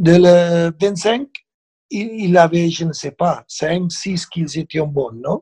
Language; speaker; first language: French; non-native, fluent; Spanish